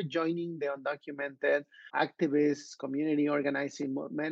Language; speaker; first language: English; non-native, fluent; Spanish